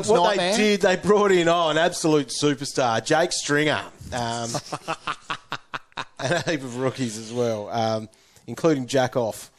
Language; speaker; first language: English; native; English